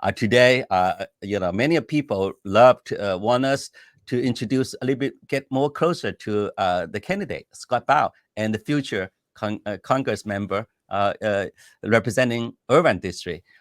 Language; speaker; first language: English; non-native, fluent; Chinese